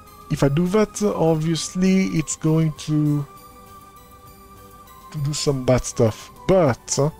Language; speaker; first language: English; non-native, fluent; French